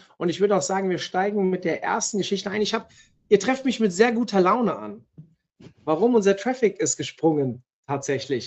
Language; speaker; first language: German; native; German